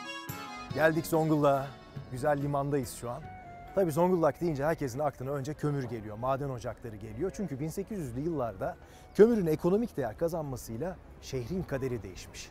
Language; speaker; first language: Turkish; native; Turkish